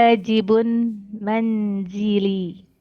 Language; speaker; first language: Arabic; non-native, learner; Indonesian